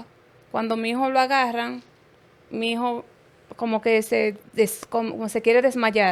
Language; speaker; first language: Spanish; native; Spanish